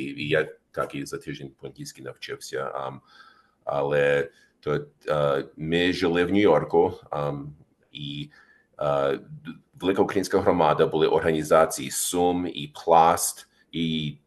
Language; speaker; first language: Ukrainian; early bilingual, heritage; Ukrainian